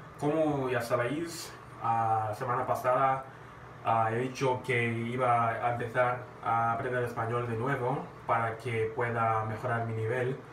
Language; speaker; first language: Spanish; non-native, learner; English